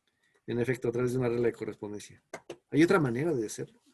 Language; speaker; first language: Spanish; native; Spanish